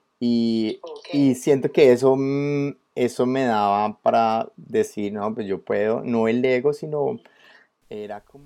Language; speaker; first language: Spanish; native; Spanish